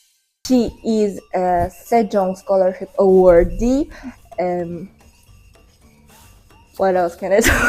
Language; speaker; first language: English; non-native, fluent; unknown